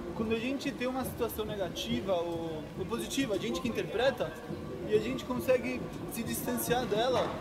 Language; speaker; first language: Portuguese; early bilingual, other home language; Spanish